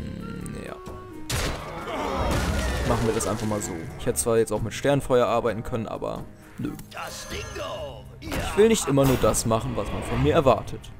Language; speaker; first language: German; native; German